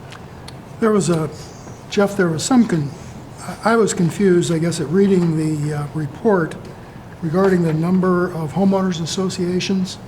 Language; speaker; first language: English; native; English